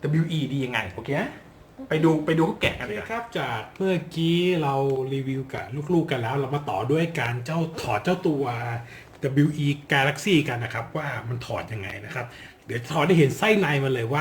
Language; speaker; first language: Thai; native; Thai